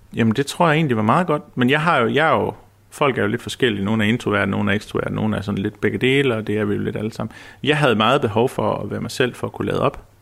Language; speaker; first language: Danish; native; Danish